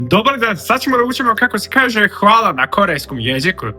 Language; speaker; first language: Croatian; non-native, fluent; Korean